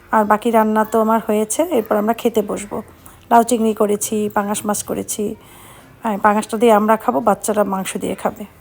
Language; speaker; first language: Bangla; native; Bangla